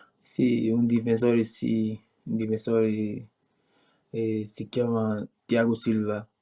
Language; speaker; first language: Italian; non-native, learner; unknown